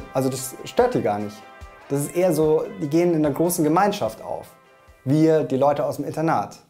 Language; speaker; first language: German; native; German